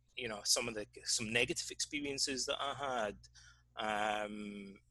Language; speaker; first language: English; native; English